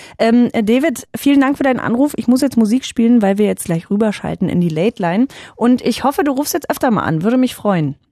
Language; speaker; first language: German; native; German